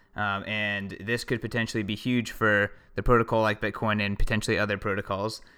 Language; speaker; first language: English; native; English